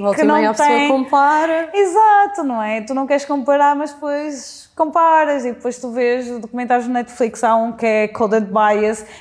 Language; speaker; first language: Portuguese; native; Portuguese